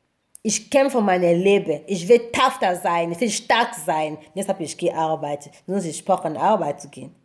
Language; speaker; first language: German; non-native, learner; Lingala